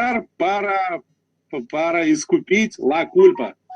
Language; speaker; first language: Spanish; non-native, learner; Russian